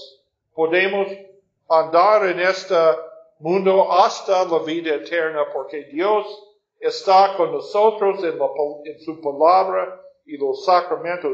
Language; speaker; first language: Spanish; non-native, fluent; English